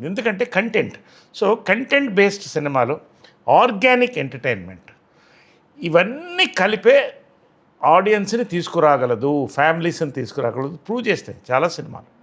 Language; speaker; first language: Telugu; native; Telugu